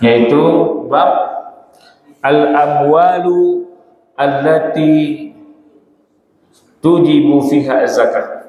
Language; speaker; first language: Arabic; non-native, fluent; Indonesian